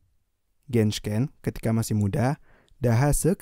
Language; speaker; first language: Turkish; non-native, fluent; Indonesian